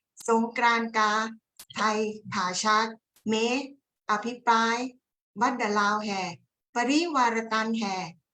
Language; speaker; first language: Hindi; non-native, learner; Thai